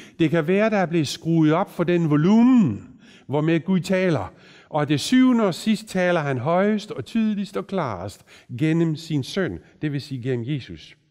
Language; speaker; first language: Danish; native; Danish